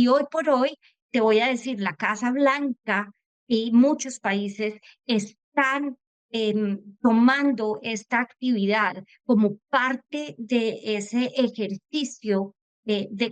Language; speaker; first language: Spanish; native; Spanish